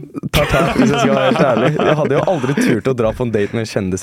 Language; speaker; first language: Norwegian; early bilingual, other home language; Turkish